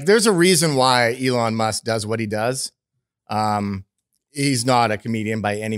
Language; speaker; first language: English; native; English